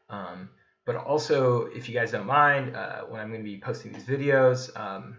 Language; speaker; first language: English; native; English